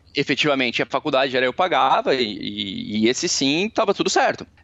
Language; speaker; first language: Portuguese; native; Portuguese